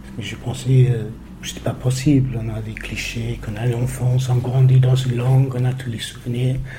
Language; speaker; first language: French; non-native, fluent; English